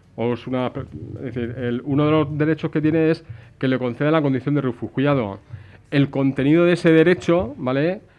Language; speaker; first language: Spanish; native; Spanish